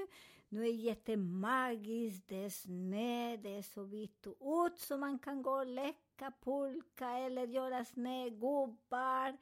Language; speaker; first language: Swedish; non-native, fluent; Spanish